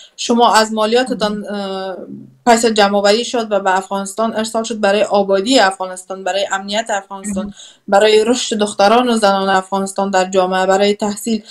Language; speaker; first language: Persian; native; Persian